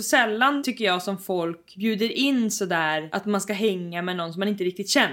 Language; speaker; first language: Swedish; native; Swedish